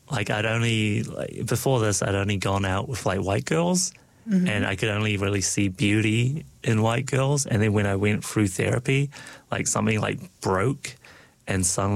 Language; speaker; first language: English; non-native, local second language; Cantonese